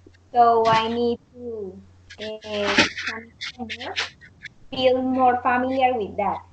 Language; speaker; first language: English; non-native, learner; Spanish